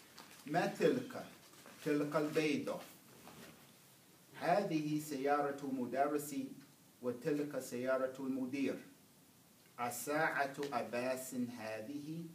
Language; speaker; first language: Arabic; non-native, fluent; English